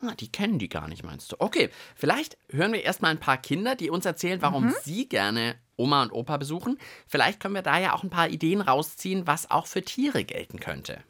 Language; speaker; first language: German; native; German